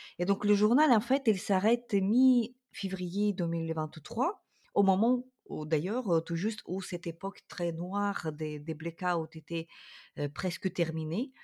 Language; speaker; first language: French; non-native, fluent; Ukrainian